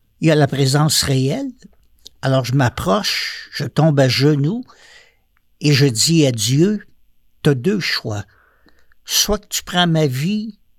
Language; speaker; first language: French; native; French